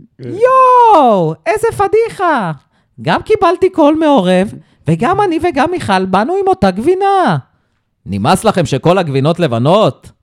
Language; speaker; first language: Hebrew; native; Hebrew